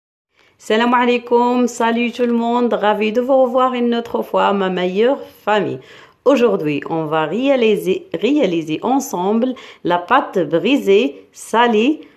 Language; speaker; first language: French; non-native, local second language; Arabic